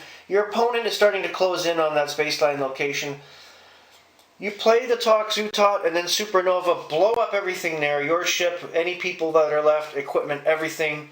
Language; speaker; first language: English; native; English